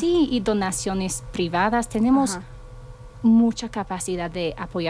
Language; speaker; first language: Spanish; non-native, fluent; English